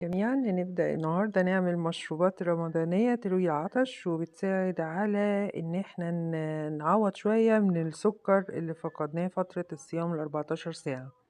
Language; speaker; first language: Arabic; native; Arabic